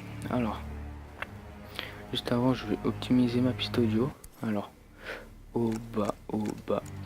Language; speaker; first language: French; native; French